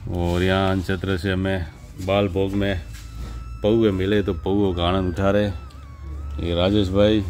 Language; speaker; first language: Hindi; non-native, local second language; Gujarati